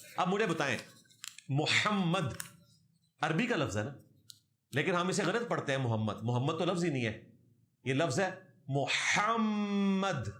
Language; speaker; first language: Urdu; non-native, local second language; Punjabi